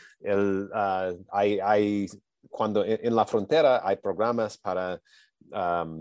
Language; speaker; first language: Spanish; non-native, learner; English